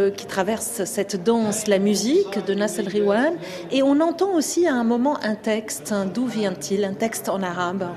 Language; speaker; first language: French; native; French